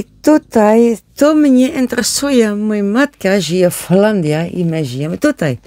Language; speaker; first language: Polish; non-native, learner; Dutch